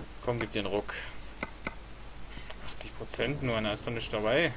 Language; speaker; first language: German; native; German